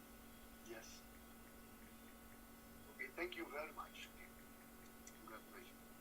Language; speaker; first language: English; non-native, fluent; Portuguese